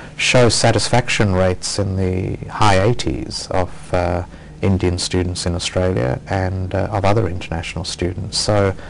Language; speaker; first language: English; native; English